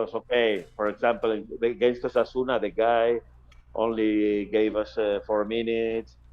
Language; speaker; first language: English; non-native, fluent; Spanish